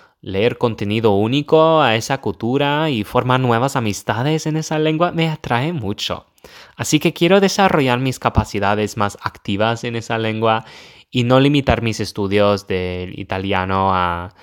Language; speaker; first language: Spanish; non-native, fluent; English